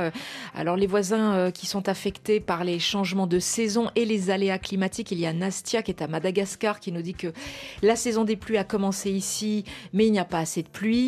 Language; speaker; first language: French; native; French